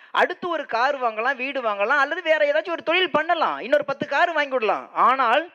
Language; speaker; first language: Tamil; native; Tamil